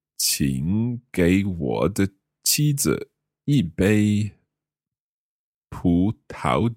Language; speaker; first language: Chinese; non-native, learner; English